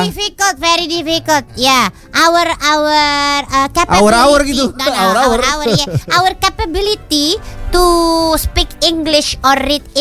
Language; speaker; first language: English; non-native, learner; Indonesian